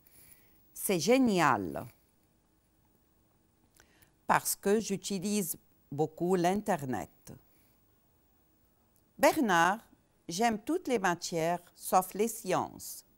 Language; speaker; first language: French; non-native, fluent; Arabic